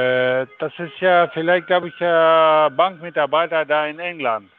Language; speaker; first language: German; non-native, fluent; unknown